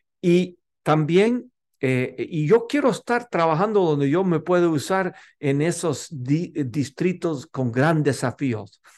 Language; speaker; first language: Spanish; non-native, local second language; English